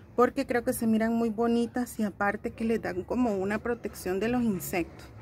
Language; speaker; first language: Spanish; native; Spanish